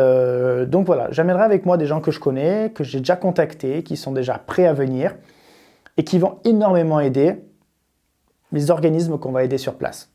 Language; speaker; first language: French; native; French